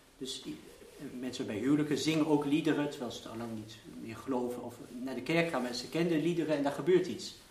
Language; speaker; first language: Dutch; early bilingual, heritage; Dutch